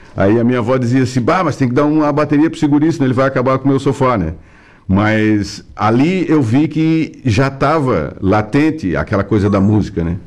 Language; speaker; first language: Portuguese; native; Portuguese